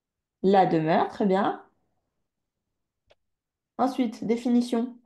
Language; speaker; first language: French; native; French